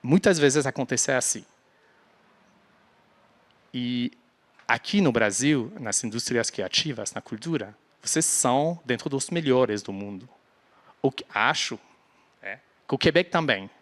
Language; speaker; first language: Portuguese; non-native, fluent; French